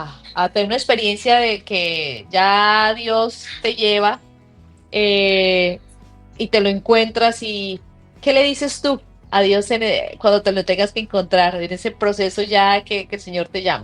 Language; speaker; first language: Spanish; native; Spanish